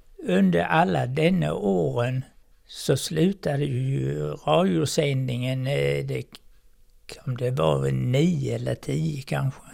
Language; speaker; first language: Swedish; native; Swedish